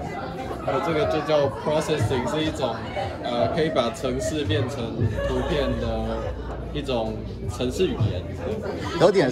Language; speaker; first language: Chinese; native; Chinese